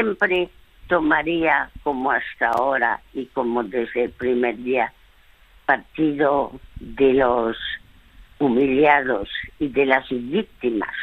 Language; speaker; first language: Spanish; early bilingual, other home language; French